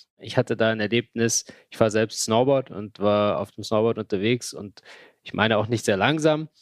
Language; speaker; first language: German; native; German